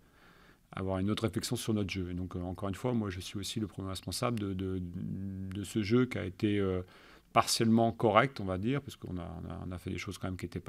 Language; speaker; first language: French; native; French